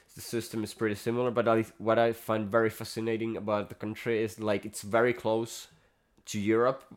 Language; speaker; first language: English; non-native, fluent; Finnish